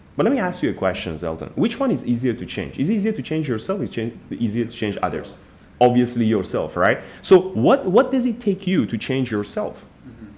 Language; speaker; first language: English; non-native, fluent; Persian